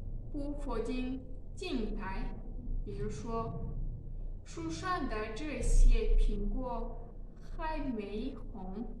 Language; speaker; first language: Chinese; non-native, learner; Tajik